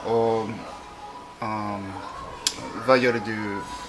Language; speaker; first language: Norwegian; non-native, learner; English